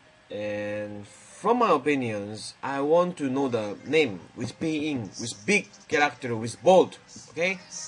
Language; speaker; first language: English; non-native, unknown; Chinese